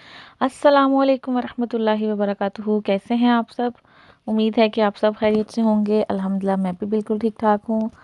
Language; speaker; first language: Hindi; native; Hindi